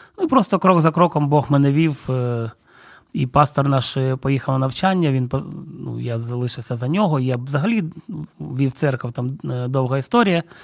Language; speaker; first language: Ukrainian; non-native, local second language; Russian